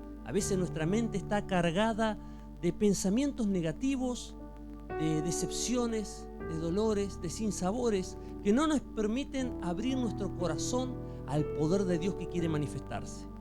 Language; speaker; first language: Spanish; native; Spanish